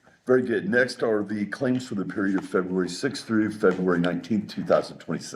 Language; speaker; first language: English; native; English